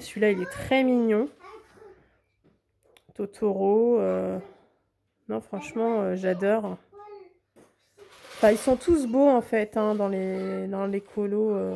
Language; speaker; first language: French; native; French